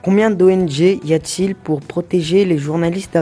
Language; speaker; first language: French; native; French